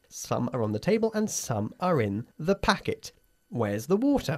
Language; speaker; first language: English; native; English